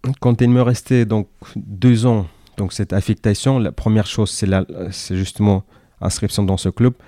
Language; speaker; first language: French; non-native, fluent; Kyrgyz